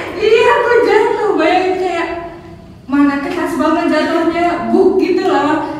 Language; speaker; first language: Indonesian; native; Indonesian